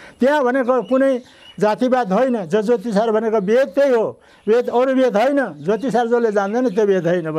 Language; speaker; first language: Nepali; non-native, local second language; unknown